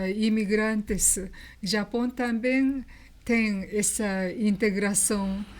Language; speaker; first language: Portuguese; non-native, learner; Japanese